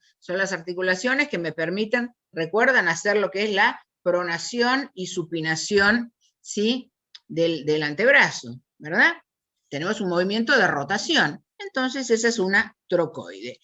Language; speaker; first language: Spanish; native; Spanish